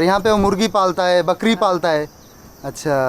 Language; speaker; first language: Hindi; non-native, local second language; Bangla